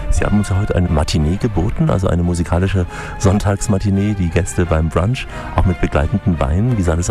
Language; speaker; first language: German; native; German